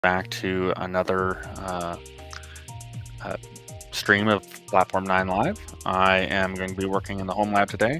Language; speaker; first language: English; native; English